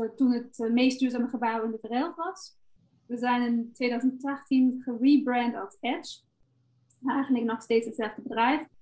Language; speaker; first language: Dutch; non-native, fluent; German